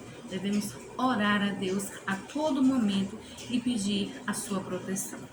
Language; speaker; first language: Portuguese; native; Portuguese